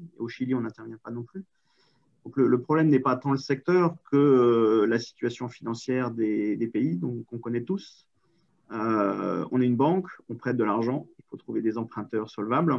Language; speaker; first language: French; native; French